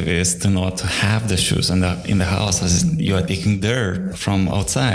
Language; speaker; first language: English; non-native, fluent; Lithuanian